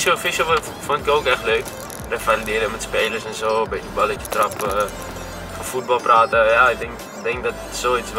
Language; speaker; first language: Dutch; non-native, fluent; Greek